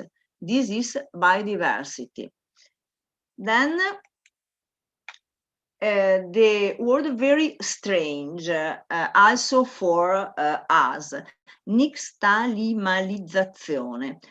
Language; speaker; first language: English; non-native, learner; Italian